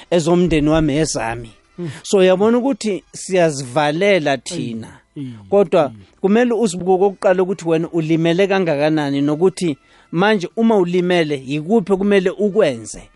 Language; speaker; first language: Zulu; non-native, local second language; Venda